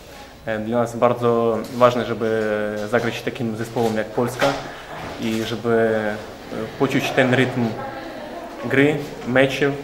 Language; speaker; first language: Polish; non-native, learner; Ukrainian